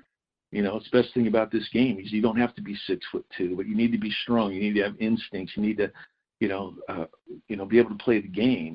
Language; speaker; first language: English; native; English